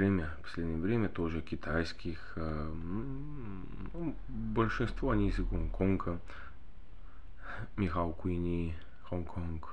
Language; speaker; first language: Russian; non-native, learner; Bulgarian